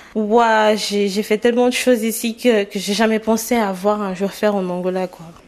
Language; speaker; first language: French; non-native, fluent; Portuguese